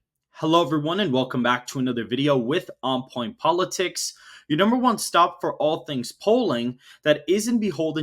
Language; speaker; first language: English; native; English